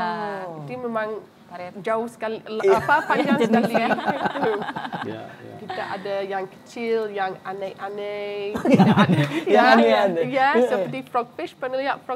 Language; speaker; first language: Indonesian; non-native, fluent; English